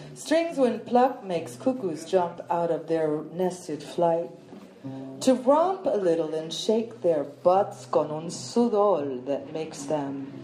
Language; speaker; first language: English; early bilingual, other home language; Spanish